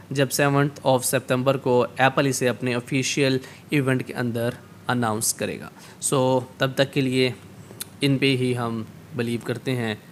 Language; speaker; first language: Urdu; native; Urdu